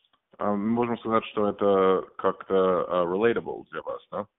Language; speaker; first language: Russian; non-native, learner; English